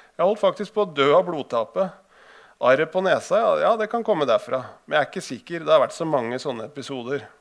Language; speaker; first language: Norwegian; native; Norwegian